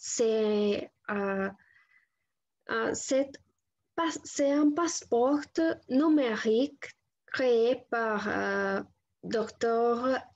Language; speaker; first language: French; non-native, learner; Spanish